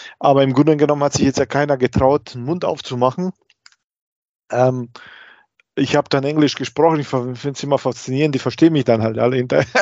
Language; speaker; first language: German; early bilingual, other home language; Croatian